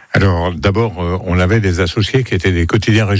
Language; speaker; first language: French; native; French